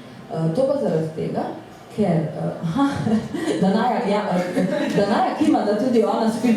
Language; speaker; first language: Slovenian; native; Slovenian